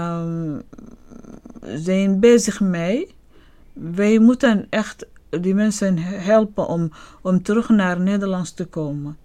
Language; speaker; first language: Dutch; non-native, learner; Arabic